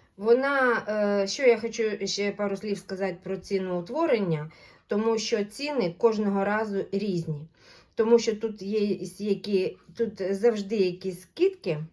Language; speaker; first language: Ukrainian; non-native, local second language; Russian